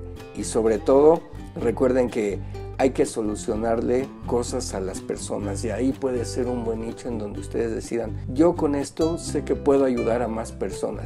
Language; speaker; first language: Spanish; native; Spanish